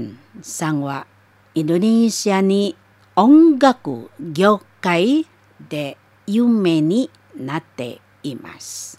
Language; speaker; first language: Japanese; non-native, learner; Indonesian